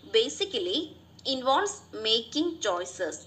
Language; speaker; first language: English; non-native, local second language; Malayalam